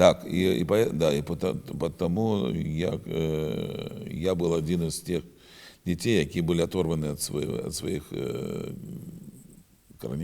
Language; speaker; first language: Ukrainian; non-native, learner; Russian